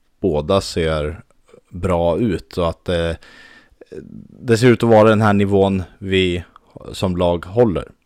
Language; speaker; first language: Swedish; native; Swedish